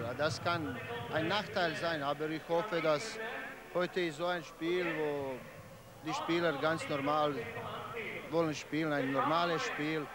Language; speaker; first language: German; non-native, fluent; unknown